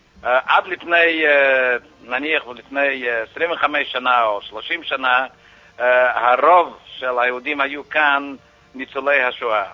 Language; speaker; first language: Hebrew; non-native, fluent; Yiddish